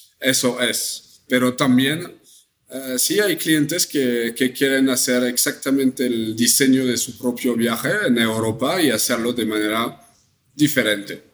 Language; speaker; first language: Spanish; non-native, fluent; French